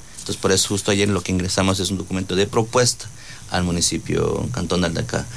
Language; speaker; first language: Spanish; non-native, local second language; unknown